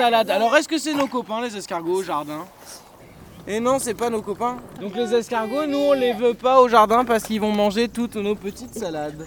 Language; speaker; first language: French; native; French